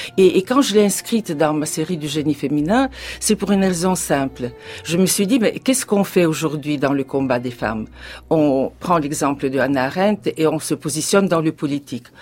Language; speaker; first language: French; non-native, fluent; Bulgarian